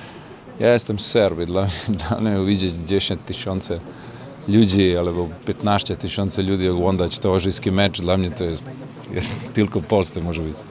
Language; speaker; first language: Polish; non-native, learner; Serbian